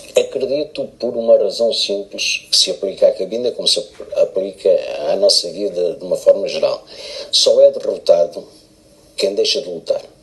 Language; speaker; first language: Portuguese; native; Portuguese